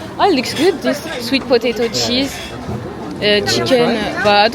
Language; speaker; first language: English; non-native, learner; French